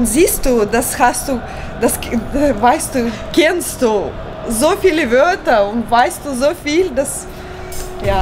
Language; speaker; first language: German; non-native, learner; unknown